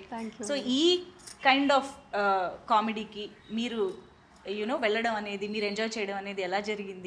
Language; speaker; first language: Telugu; native; Telugu